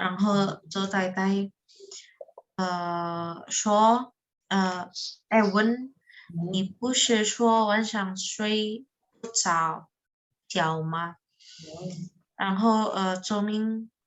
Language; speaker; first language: Chinese; non-native, learner; Indonesian